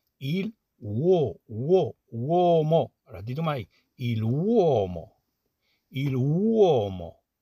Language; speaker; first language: Italian; non-native, fluent; Arabic